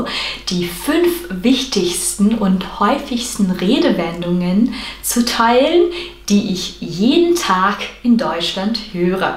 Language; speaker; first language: German; non-native, fluent; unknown